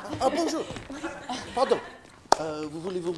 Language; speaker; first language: French; non-native, fluent; English